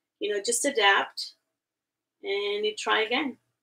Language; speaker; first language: English; non-native, fluent; Portuguese